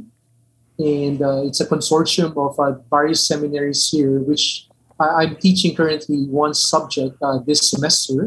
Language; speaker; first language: English; non-native, local second language; Min Nan Chinese